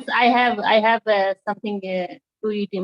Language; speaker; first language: English; non-native, learner; Marathi